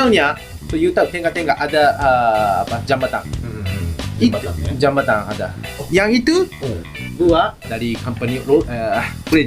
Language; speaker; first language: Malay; non-native, learner; Japanese